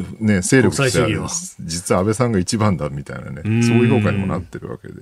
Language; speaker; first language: Japanese; native; Japanese